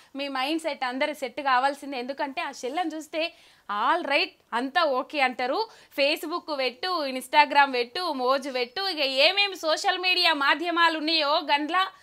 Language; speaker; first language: Telugu; native; Telugu